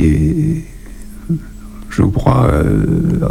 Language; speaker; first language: French; native; French